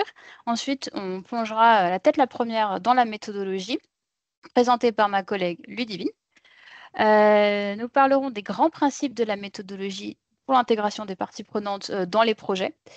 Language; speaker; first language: French; native; French